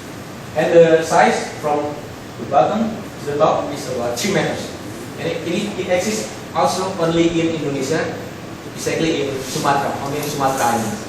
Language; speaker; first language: English; non-native, local second language; Indonesian